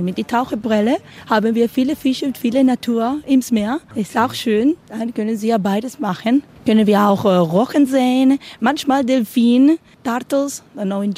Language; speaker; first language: German; non-native, learner; Spanish